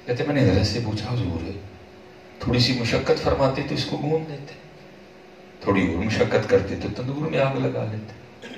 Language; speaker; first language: Urdu; non-native, local second language; Punjabi